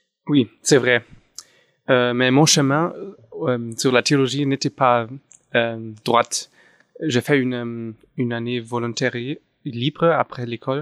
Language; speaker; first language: French; non-native, fluent; German